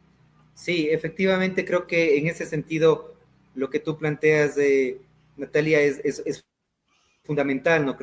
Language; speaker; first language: Spanish; native; Spanish